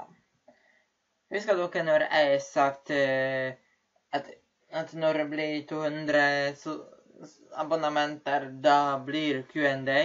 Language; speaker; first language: Norwegian; early bilingual, other home language; Polish